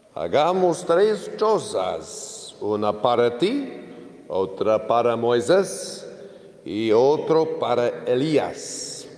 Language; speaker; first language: Spanish; non-native, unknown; English